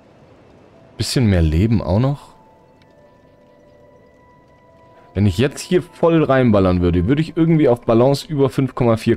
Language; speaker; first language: German; native; German